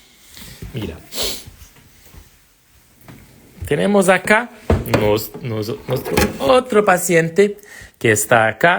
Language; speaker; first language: Spanish; non-native, fluent; Portuguese